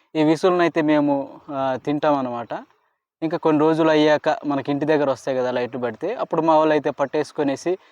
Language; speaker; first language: Telugu; non-native, local second language; Koya